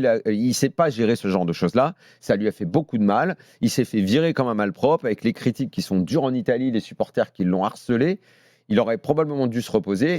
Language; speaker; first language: French; native; French